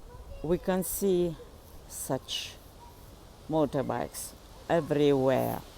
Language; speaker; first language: English; non-native, fluent; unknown